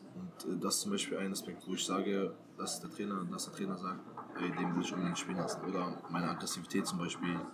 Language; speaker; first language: German; native; German